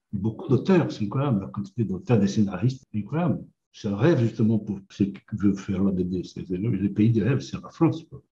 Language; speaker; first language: French; non-native, fluent; Portuguese